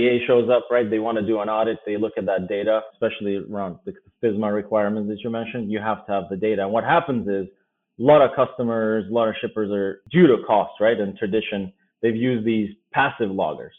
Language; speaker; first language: English; non-native, fluent; Albanian